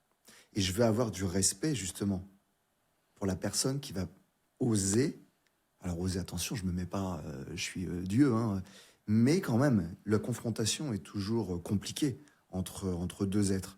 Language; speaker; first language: French; native; French